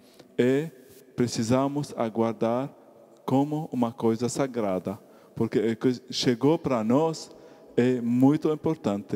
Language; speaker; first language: Portuguese; non-native, fluent; Arabic